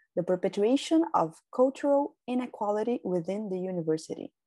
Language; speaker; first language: English; non-native, fluent; Portuguese